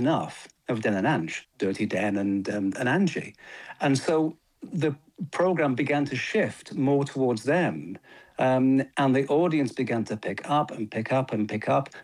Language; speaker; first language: English; native; English